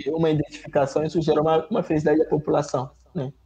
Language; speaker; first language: Portuguese; non-native, fluent; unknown